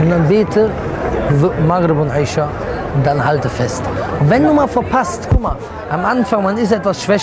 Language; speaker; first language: German; native; German